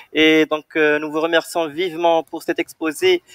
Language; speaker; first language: French; non-native, local second language; Arabic